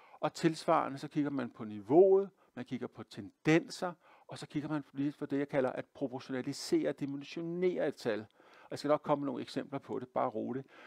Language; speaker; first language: Danish; native; Danish